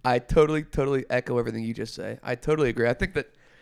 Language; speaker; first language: English; native; English